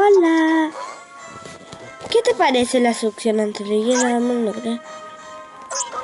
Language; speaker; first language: Spanish; native; Spanish